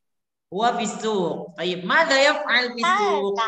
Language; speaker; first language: Arabic; non-native, learner; Indonesian